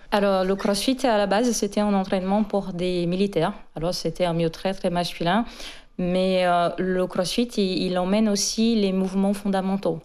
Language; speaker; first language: French; non-native, fluent; Portuguese